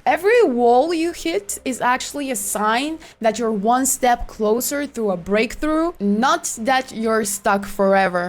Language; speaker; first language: English; non-native, fluent; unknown